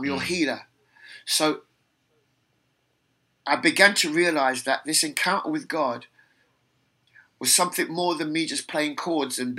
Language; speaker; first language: English; native; English